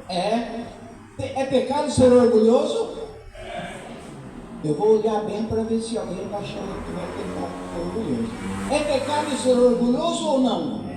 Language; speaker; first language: Portuguese; native; Portuguese